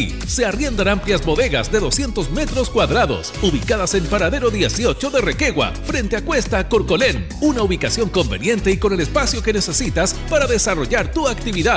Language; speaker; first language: Spanish; native; Spanish